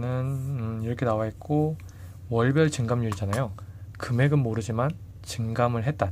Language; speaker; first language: Korean; native; Korean